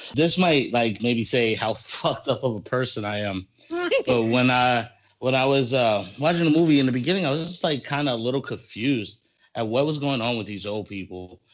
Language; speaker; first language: English; native; English